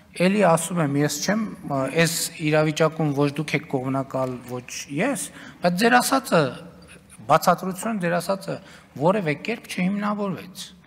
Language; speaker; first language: Armenian; native; Armenian